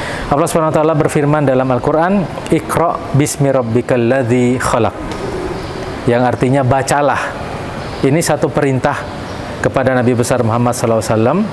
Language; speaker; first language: Indonesian; native; Indonesian